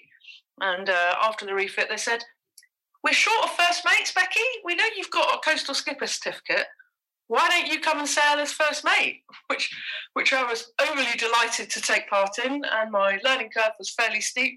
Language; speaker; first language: English; native; English